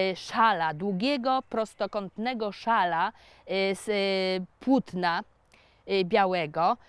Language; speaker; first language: Polish; native; Polish